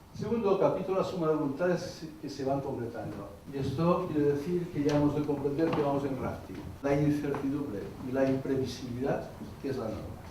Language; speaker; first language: Spanish; non-native, local second language; Catalan